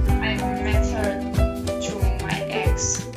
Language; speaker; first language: English; non-native, fluent; Indonesian